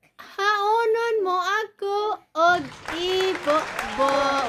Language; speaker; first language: Cebuano; non-native, learner; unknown